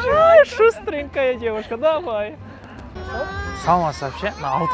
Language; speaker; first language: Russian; non-native, local second language; Kazakh